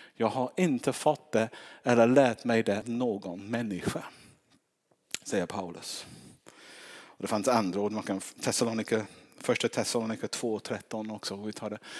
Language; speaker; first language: Swedish; non-native, fluent; English